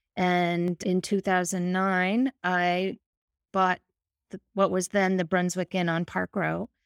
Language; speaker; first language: English; native; English